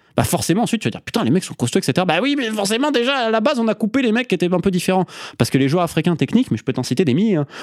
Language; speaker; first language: French; native; French